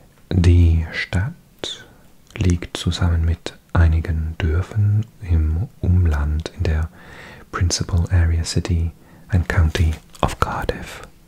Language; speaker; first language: German; non-native, learner; English